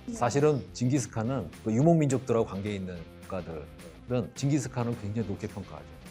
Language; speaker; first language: Korean; native; Korean